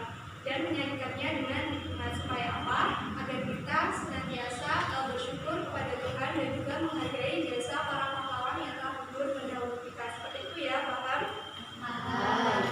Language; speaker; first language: Indonesian; native; Indonesian